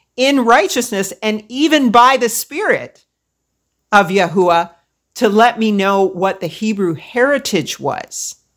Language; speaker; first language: English; native; English